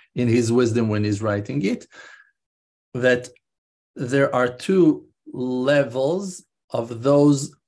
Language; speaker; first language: English; non-native, fluent; Hebrew